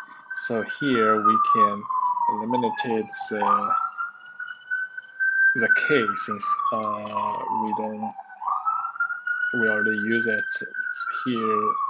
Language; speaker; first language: English; non-native, learner; Chinese